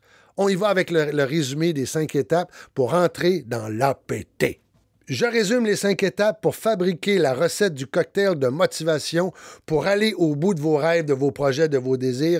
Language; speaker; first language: French; native; French